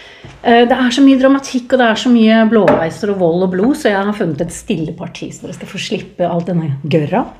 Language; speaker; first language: Norwegian; native; Norwegian